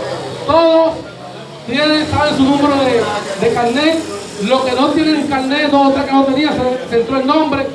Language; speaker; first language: Spanish; native; Spanish